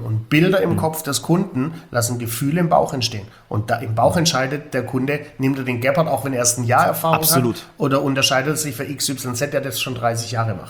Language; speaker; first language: German; native; German